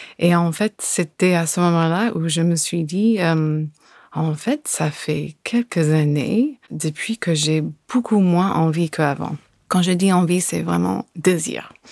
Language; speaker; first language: French; non-native, fluent; English